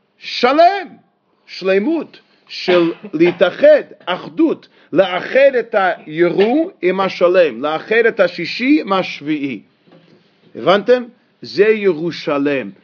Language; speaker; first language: Hebrew; non-native, fluent; English